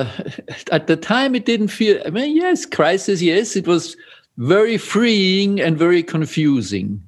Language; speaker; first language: English; non-native, fluent; German